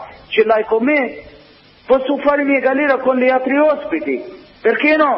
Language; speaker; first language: Italian; non-native, learner; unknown